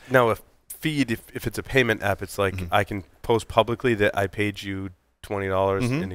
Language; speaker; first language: English; native; English